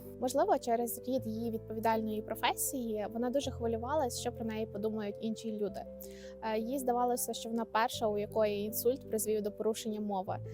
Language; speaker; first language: Ukrainian; native; Ukrainian